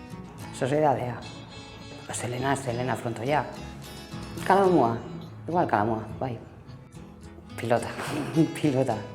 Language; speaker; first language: Basque; non-native, local second language; Spanish